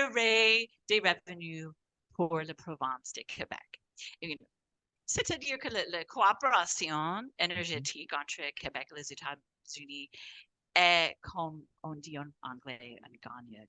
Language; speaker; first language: French; non-native, fluent; English